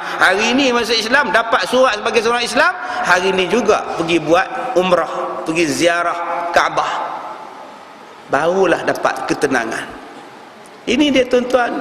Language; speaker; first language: Malay; native; Malay